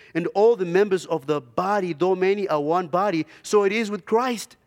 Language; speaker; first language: English; non-native, local second language; Shona